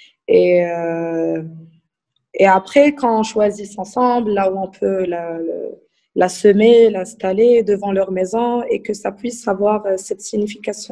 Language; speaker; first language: French; non-native, local second language; Arabic